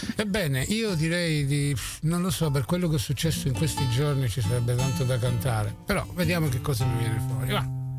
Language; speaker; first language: Italian; native; Italian